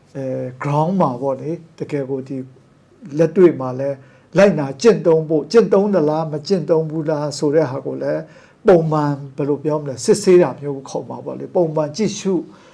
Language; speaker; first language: Burmese; non-native, local second language; Kachin